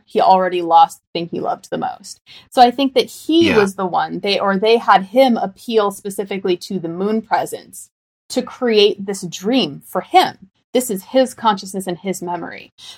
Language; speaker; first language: English; native; English